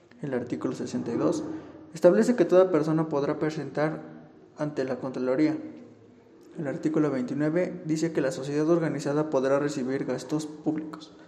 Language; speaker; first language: Spanish; native; Spanish